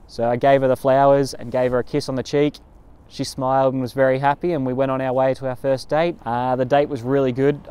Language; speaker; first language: English; native; English